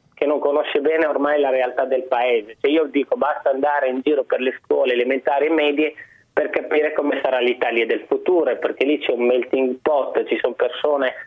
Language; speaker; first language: Italian; early bilingual, other home language; Arabic